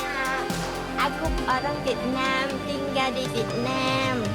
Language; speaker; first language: Indonesian; non-native, learner; Vietnamese